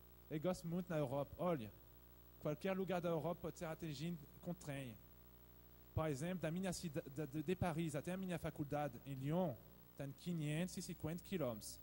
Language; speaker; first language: Portuguese; non-native, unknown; French